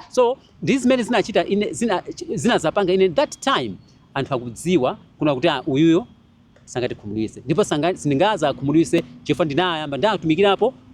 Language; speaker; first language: Nyanja; native; Nyanja